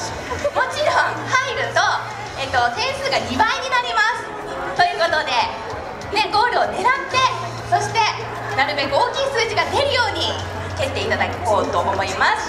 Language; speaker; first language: Japanese; native; Japanese